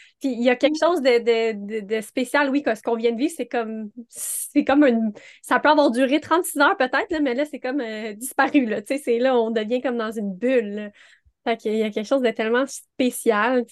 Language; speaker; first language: French; native; French